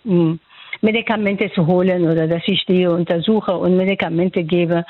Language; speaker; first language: German; non-native, fluent; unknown